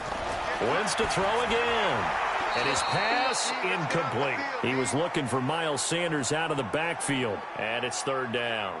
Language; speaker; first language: English; native; English